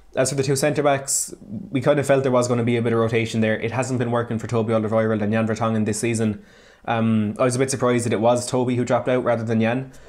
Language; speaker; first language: English; native; English